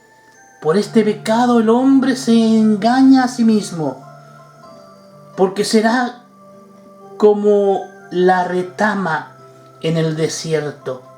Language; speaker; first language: Spanish; native; Spanish